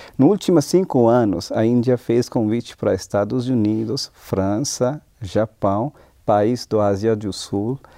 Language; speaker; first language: Portuguese; non-native, fluent; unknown